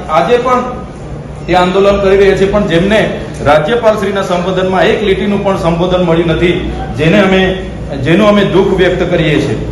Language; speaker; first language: Gujarati; non-native, local second language; Bhili